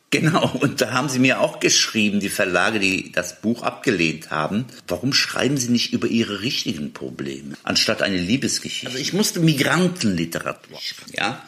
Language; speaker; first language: German; early bilingual, other home language; Turkish